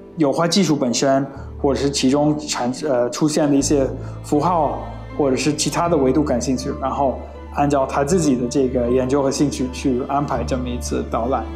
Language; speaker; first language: Chinese; non-native, fluent; English